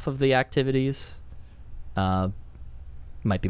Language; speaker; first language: English; native; English